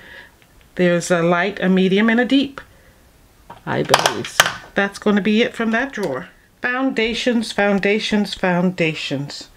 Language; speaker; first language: English; native; English